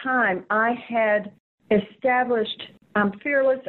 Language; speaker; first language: English; native; English